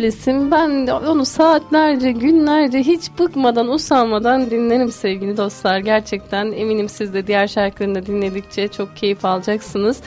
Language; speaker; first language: Turkish; native; Turkish